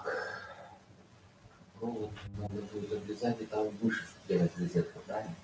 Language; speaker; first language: Russian; native; Russian